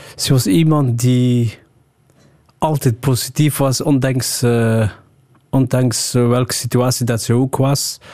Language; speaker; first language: Dutch; early bilingual, other home language; Somali